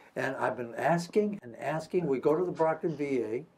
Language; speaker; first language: English; native; English